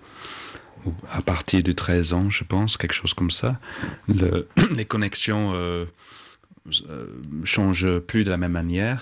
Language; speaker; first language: French; non-native, fluent; English